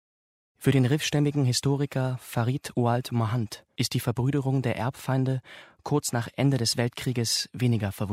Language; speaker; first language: German; native; German